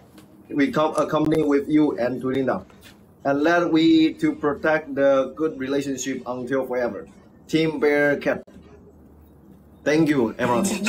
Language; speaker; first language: English; non-native, learner; Vietnamese